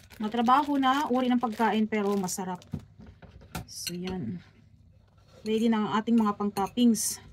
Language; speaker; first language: Filipino; non-native, local second language; Cebuano